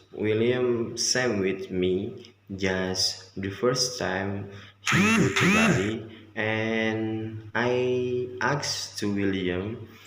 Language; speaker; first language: English; non-native, learner; Indonesian